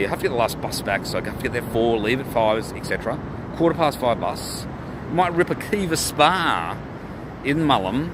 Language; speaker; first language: English; native; English